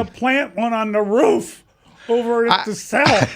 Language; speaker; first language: English; native; English